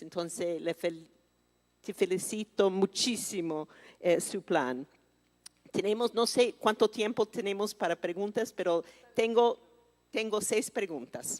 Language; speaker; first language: Spanish; non-native, fluent; English